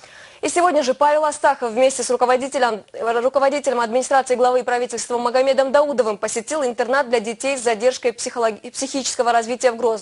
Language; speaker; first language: Russian; native; Russian